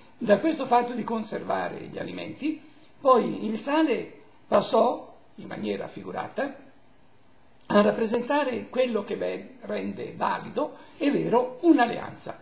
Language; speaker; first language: Italian; native; Italian